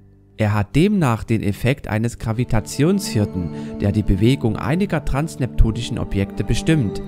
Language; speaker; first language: German; native; German